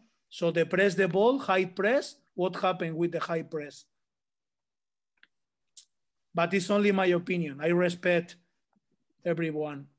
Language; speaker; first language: English; non-native, learner; Spanish